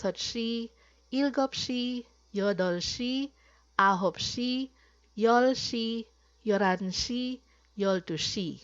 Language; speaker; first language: Korean; non-native, fluent; Filipino